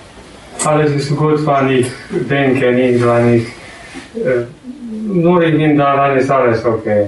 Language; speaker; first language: German; non-native, learner; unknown